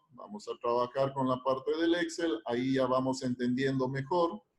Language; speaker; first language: Spanish; native; Spanish